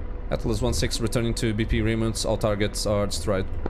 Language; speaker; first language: English; non-native, fluent; Portuguese